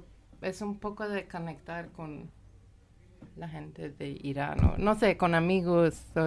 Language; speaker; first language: Spanish; non-native, fluent; Persian